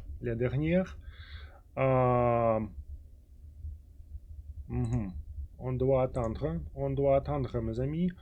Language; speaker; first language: French; non-native, fluent; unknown